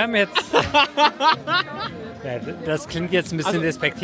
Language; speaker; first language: German; native; German